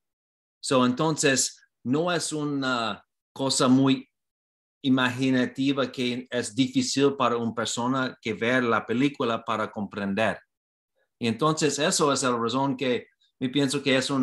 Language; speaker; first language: Spanish; non-native, learner; English